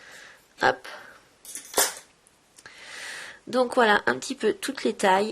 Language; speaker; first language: French; native; French